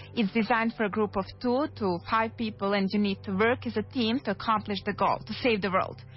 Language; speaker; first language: English; non-native, fluent; Serbian